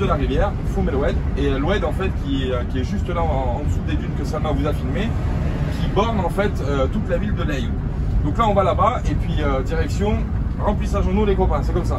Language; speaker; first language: French; native; French